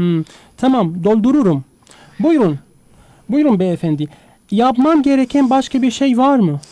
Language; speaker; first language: Turkish; non-native, fluent; Arabic